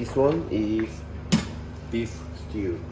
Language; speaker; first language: English; non-native, learner; Korean